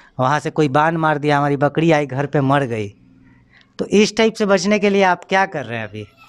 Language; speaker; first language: Hindi; native; Hindi